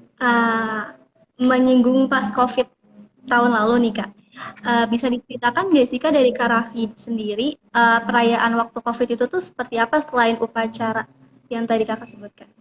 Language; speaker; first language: Indonesian; native; Indonesian